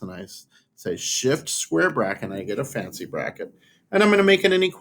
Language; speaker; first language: English; native; English